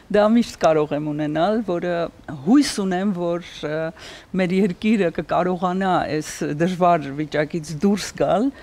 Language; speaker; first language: Armenian; native; Armenian